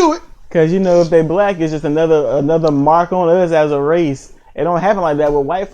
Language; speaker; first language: English; native; English